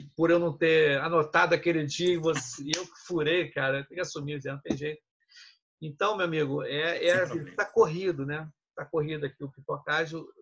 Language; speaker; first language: Portuguese; native; Portuguese